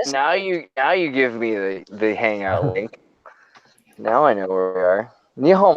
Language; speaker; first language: English; native; English